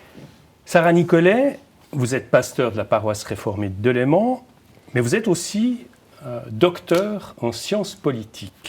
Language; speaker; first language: French; native; French